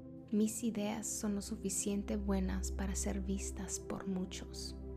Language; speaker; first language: Spanish; early bilingual, heritage; Spanish